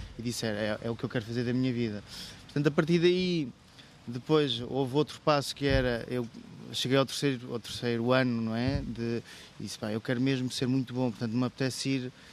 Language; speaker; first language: Portuguese; native; Portuguese